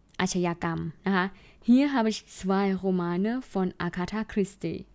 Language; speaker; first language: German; non-native, fluent; Thai